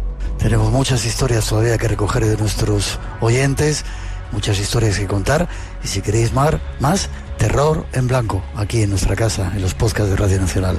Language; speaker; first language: Spanish; native; Spanish